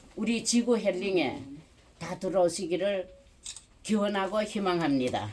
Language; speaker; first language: Korean; early bilingual, heritage; Korean